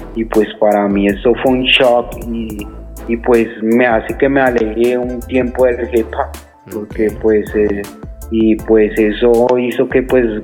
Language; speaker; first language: Spanish; native; Spanish